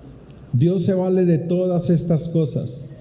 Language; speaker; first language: Spanish; native; Spanish